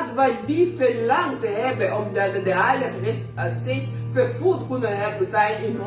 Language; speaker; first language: Dutch; non-native, learner; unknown